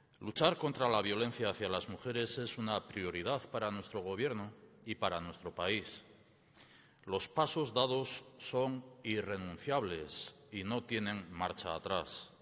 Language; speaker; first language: Spanish; native; Spanish